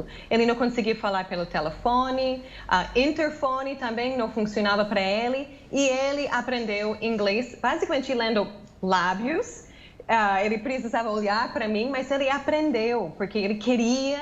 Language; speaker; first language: Portuguese; non-native, fluent; English